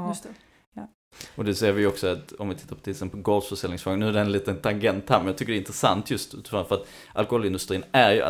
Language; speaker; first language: Swedish; native; Swedish